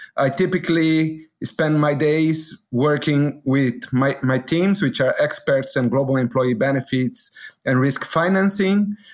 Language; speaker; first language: English; non-native, fluent; Portuguese